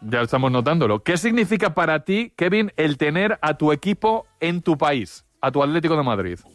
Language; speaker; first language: Spanish; native; Spanish